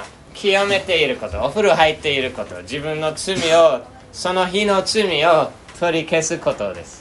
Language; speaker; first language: Japanese; non-native, fluent; English